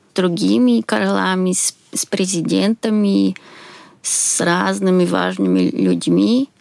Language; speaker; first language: Russian; non-native, fluent; Swedish